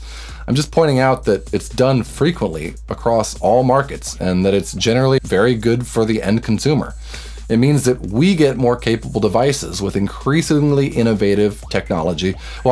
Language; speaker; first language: English; native; English